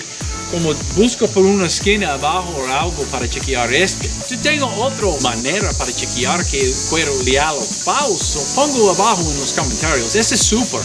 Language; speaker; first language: Spanish; non-native, learner; English